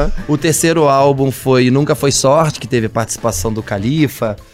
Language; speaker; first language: Portuguese; native; Portuguese